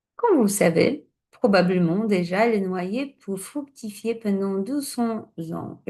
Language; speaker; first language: French; non-native, fluent; Polish